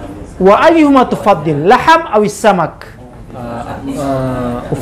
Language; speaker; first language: Arabic; non-native, fluent; Indonesian